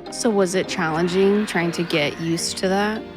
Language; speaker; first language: English; native; English